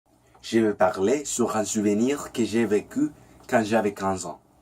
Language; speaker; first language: French; non-native, learner; Spanish